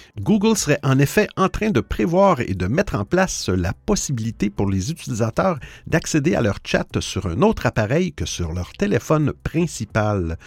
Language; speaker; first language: French; native; French